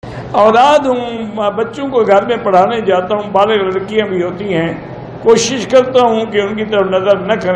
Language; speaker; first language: Urdu; native; Urdu